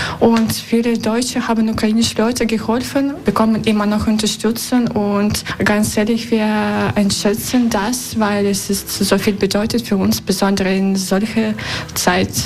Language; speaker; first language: German; non-native, learner; Russian